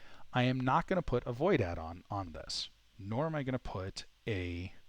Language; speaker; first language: English; native; English